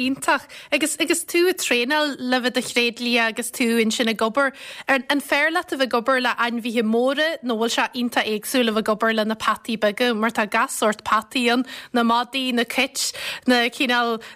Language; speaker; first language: Irish; native; Irish